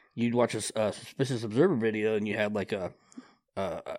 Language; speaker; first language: English; native; English